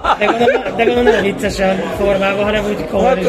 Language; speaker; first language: Hungarian; native; Hungarian